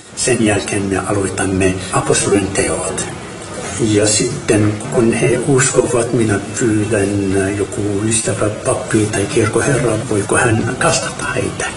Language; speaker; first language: Finnish; non-native, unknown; Arabic